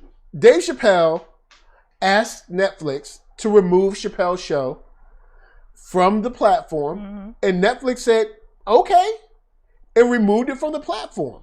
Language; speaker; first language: English; native; English